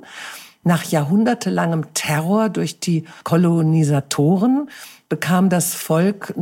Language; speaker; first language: German; native; German